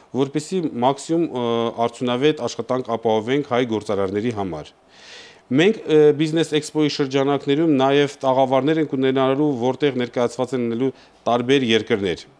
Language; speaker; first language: Armenian; native; Armenian